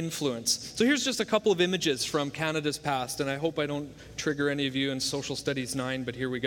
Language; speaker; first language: English; native; English